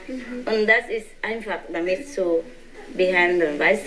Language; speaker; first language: German; non-native, learner; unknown